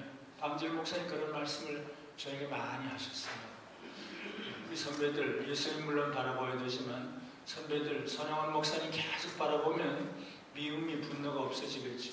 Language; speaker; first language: Korean; native; Korean